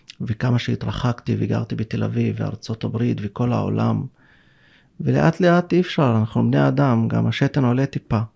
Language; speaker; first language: Hebrew; non-native, local second language; Arabic